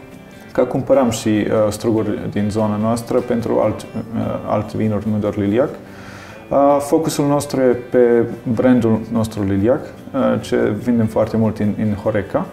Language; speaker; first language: Romanian; non-native, learner; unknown